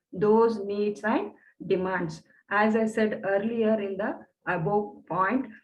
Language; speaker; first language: English; non-native, local second language; Kannada